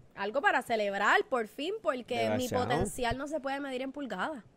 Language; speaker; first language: Spanish; native; Spanish